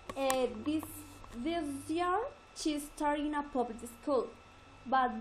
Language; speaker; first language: English; non-native, learner; Spanish